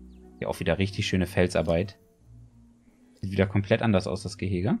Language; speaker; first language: German; native; German